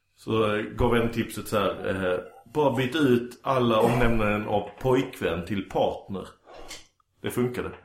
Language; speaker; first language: Swedish; early bilingual, other home language; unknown